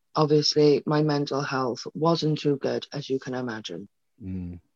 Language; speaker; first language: English; native; English